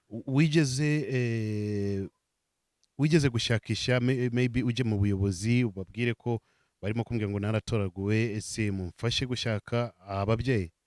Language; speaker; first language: Kinyarwanda; native; Kinyarwanda